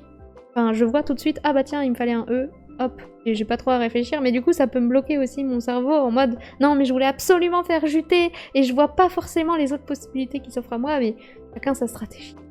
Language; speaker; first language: French; native; French